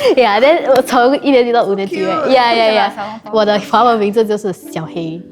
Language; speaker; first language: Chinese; non-native, local second language; English